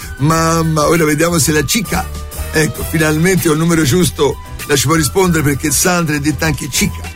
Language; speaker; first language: Italian; native; Italian